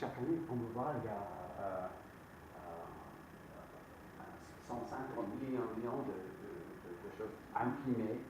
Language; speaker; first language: French; non-native, fluent; English